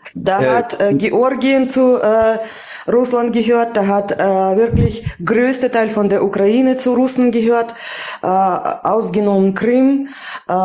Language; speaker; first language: German; non-native, fluent; Russian